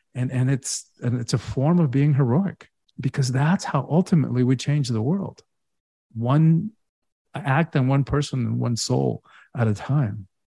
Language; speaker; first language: English; early bilingual, other home language; Spanish